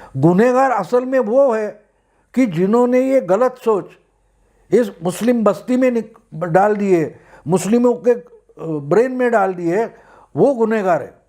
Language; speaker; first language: Hindi; non-native, local second language; Marathi